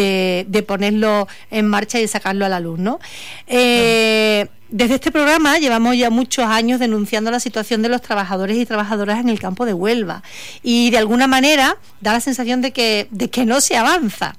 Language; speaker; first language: Spanish; native; Spanish